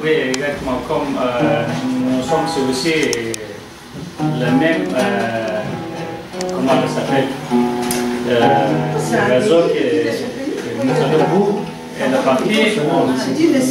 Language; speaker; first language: French; non-native, learner; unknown